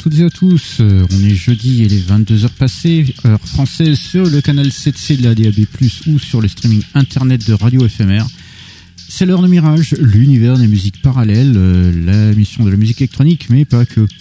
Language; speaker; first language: French; native; French